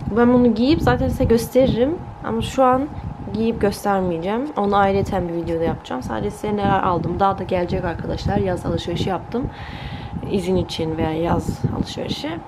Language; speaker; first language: Turkish; early bilingual, heritage; Turkish